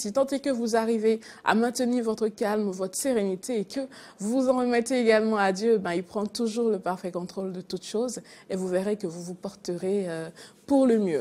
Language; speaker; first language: French; non-native, local second language; Fon